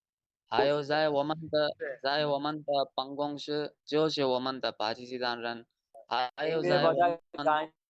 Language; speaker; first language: Chinese; non-native, fluent; Urdu